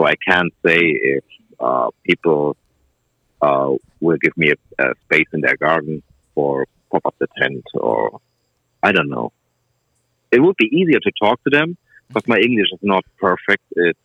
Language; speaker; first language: English; non-native, fluent; German